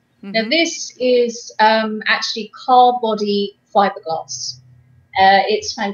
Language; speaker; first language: English; native; English